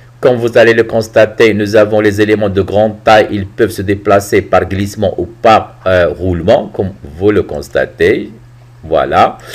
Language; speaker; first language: French; non-native, local second language; Arabic